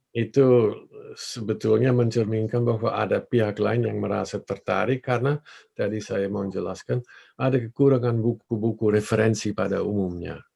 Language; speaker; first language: Indonesian; non-native, fluent; Dutch